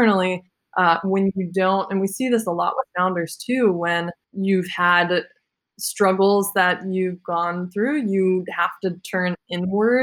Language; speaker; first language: English; native; English